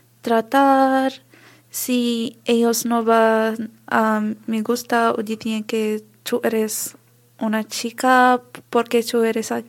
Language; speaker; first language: Spanish; non-native, learner; Arabic